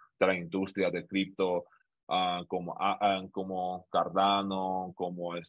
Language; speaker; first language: Spanish; non-native, fluent; Chinese